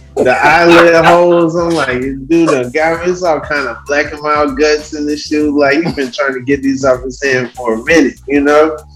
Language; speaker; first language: English; native; English